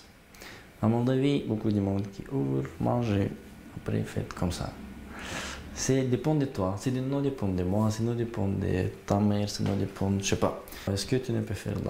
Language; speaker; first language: French; non-native, learner; Gagauz